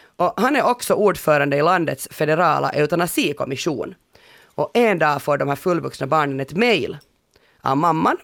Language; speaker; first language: Swedish; native; Swedish